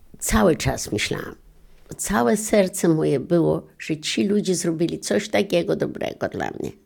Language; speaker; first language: Polish; non-native, local second language; Yiddish